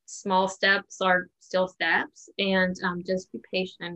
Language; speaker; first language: English; non-native, fluent; Spanish